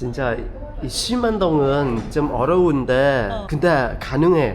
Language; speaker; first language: Korean; non-native, fluent; Vietnamese